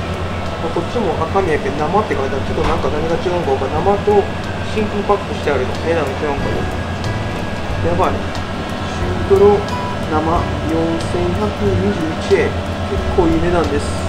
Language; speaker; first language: Japanese; native; Japanese